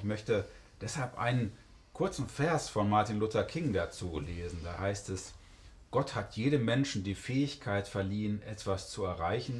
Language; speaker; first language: German; native; German